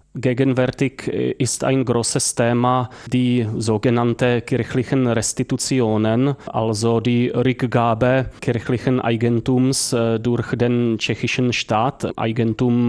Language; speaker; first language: German; non-native, fluent; Czech